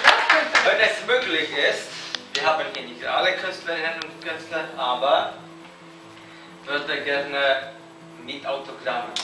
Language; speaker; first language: German; non-native, fluent; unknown